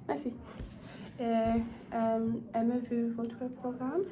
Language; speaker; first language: French; non-native, learner; English